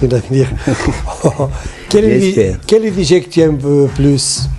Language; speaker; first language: French; non-native, learner; Portuguese